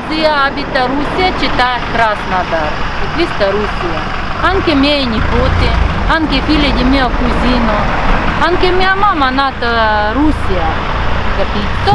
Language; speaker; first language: Italian; non-native, learner; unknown